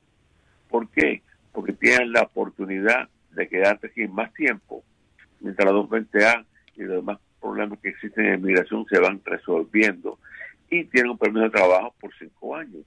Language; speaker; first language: Spanish; native; Spanish